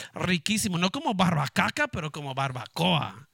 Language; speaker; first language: Spanish; early bilingual, heritage; Spanish